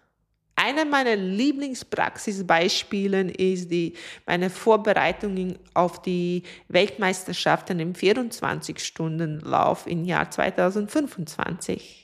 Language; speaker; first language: German; non-native, fluent; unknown